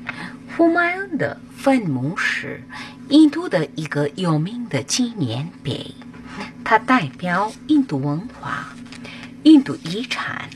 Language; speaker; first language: Chinese; non-native, learner; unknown